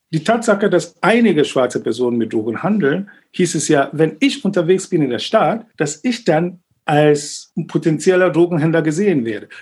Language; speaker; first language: German; non-native, fluent; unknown